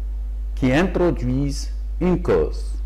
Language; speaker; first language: French; non-native, local second language; Arabic